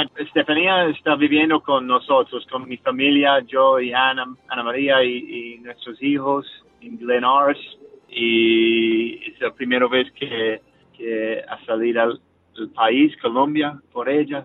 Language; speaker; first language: Spanish; non-native, learner; English